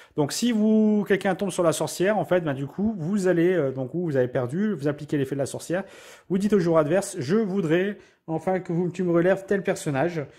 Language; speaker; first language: French; native; French